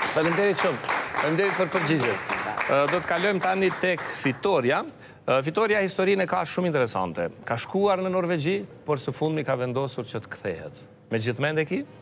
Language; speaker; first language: Albanian; native; Albanian